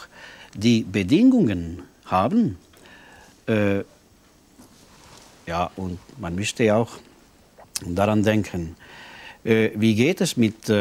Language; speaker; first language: German; non-native, local second language; French